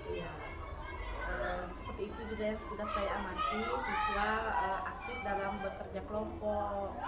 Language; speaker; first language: Indonesian; native; Indonesian